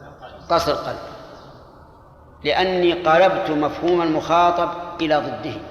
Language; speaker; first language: Arabic; native; Arabic